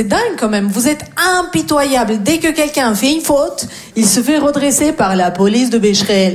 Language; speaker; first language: French; non-native, fluent; Russian